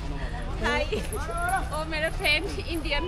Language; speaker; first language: Hindi; non-native, learner; Bangla